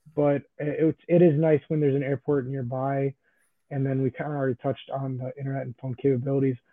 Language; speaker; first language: English; native; English